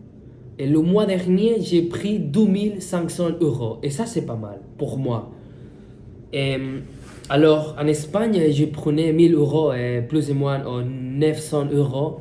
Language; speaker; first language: French; non-native, fluent; Spanish